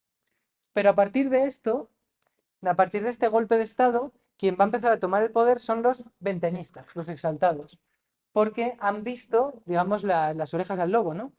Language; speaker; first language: Spanish; native; Spanish